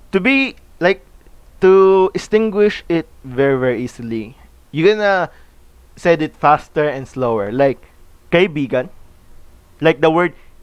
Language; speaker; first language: English; non-native, local second language; Cebuano